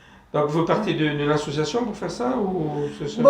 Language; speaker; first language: French; native; French